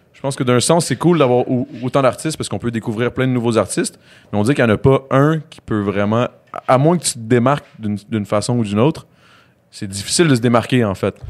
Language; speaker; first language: French; native; French